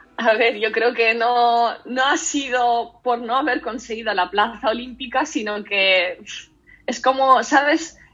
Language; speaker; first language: Spanish; early bilingual, other home language; Russian